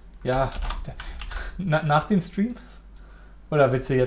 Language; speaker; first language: German; native; German